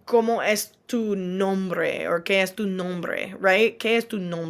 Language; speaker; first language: Spanish; non-native, fluent; English